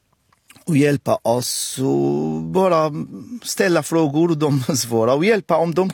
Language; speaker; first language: Swedish; non-native, fluent; Arabic